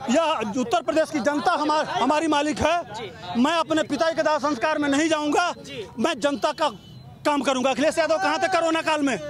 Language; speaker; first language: Hindi; native; Hindi